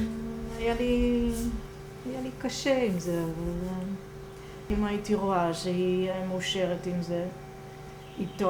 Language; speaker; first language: Hebrew; non-native, fluent; Dutch